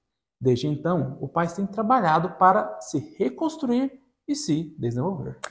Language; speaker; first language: Portuguese; native; Portuguese